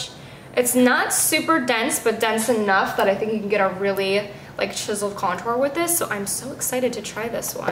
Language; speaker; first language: English; native; English